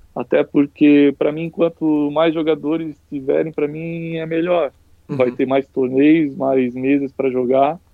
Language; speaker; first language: Portuguese; native; Portuguese